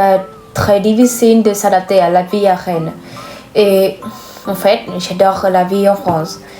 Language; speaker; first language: French; non-native, fluent; Vietnamese